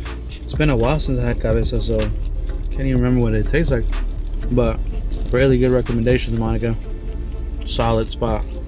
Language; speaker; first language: English; early bilingual, other home language; Spanish